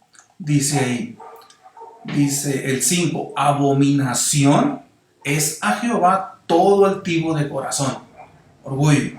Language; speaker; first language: Spanish; native; Spanish